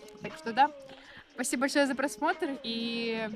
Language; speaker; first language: Russian; native; Russian